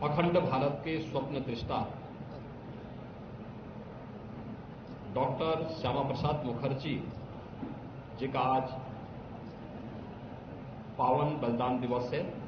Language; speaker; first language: Hindi; native; Hindi